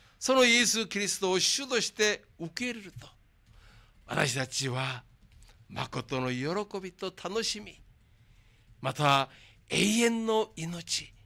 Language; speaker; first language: Japanese; non-native, fluent; Korean